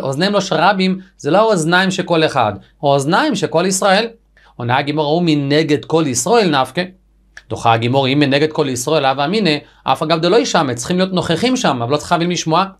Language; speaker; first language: Hebrew; native; Hebrew